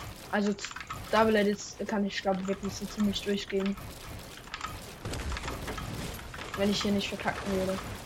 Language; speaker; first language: German; non-native, local second language; Swiss German